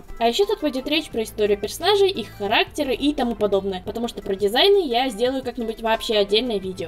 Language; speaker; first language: Russian; native; Russian